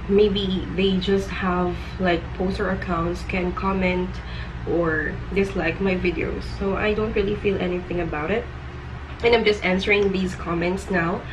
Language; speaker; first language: English; non-native, local second language; Filipino